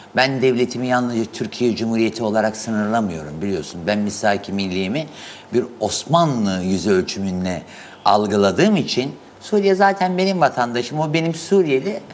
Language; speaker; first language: Turkish; native; Turkish